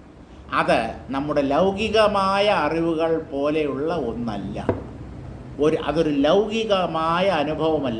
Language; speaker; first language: Malayalam; native; Malayalam